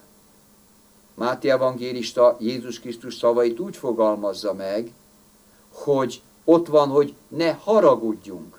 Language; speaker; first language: Hungarian; native; Hungarian